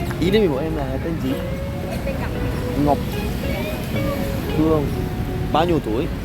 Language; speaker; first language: Vietnamese; non-native, learner; Korean